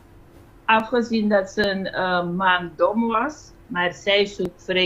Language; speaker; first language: Dutch; non-native, fluent; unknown